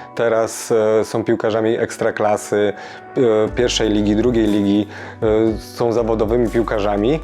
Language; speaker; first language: Polish; native; Polish